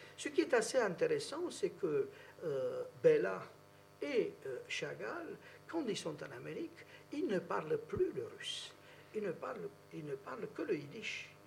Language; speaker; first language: French; non-native, fluent; Romanian